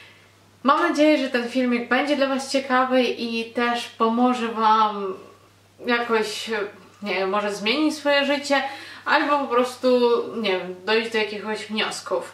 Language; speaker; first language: Polish; non-native, fluent; Ukrainian